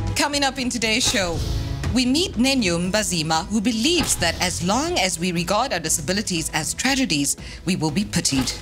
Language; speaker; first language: English; native; English